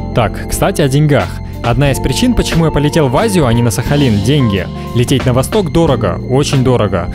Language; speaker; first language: Russian; native; Russian